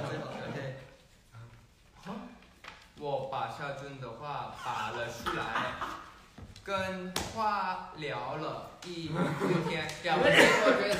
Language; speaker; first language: Chinese; non-native, fluent; Thai